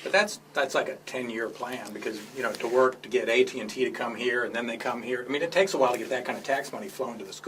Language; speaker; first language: English; native; English